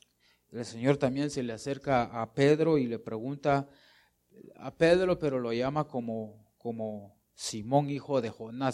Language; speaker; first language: Spanish; native; Spanish